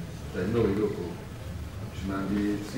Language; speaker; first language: Italian; native; Italian